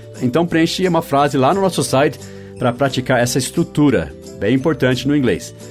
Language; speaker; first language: Portuguese; non-native, fluent; English